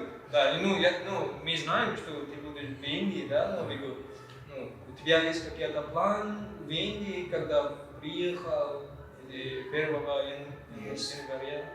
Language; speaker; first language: Russian; non-native, learner; Malay